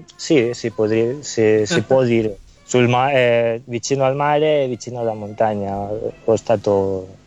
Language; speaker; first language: Italian; non-native, learner; Spanish